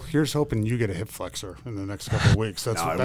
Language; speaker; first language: English; native; English